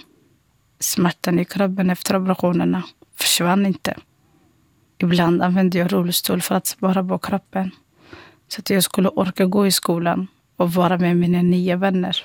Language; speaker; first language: Swedish; non-native, fluent; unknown